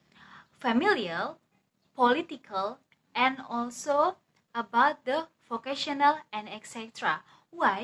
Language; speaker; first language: English; non-native, learner; Indonesian